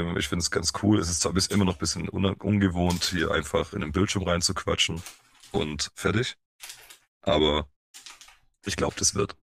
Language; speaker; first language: German; early bilingual, other home language; Polish